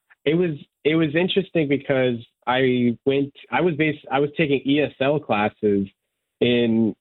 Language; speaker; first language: English; non-native, local second language; Serbian